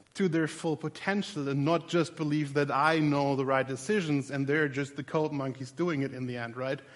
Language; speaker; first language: English; non-native, fluent; German